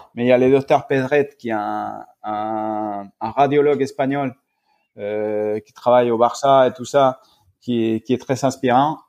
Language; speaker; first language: French; non-native, fluent; Spanish